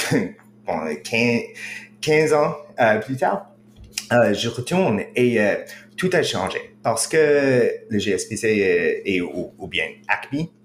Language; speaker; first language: French; non-native, fluent; English